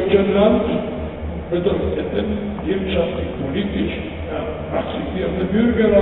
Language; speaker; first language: German; non-native, fluent; Polish